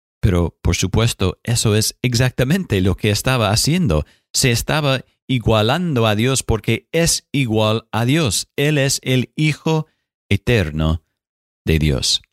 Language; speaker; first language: Spanish; non-native, fluent; English